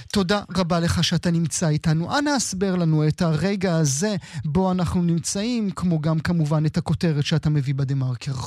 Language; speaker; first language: Hebrew; native; Hebrew